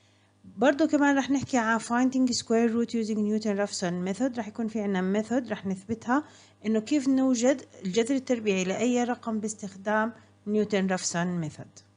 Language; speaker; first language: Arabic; native; Arabic